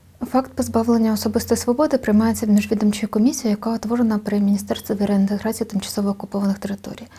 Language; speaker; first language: Ukrainian; native; Ukrainian